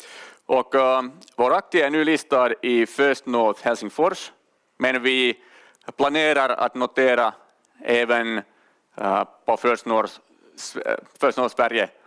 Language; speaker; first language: Swedish; non-native, local second language; Finnish